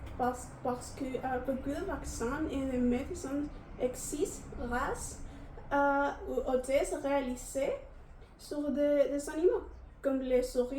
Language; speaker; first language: French; non-native, learner; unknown